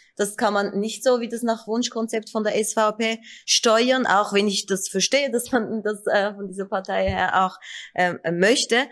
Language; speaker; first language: German; early bilingual, other home language; Kurdish